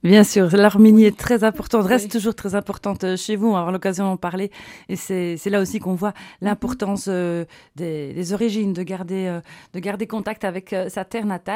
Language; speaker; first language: French; native; French